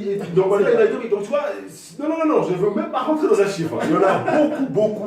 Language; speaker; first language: French; native; French